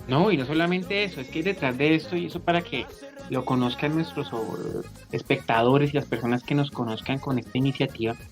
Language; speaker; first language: Spanish; native; Spanish